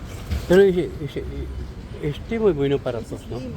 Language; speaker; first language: Spanish; non-native, learner; Filipino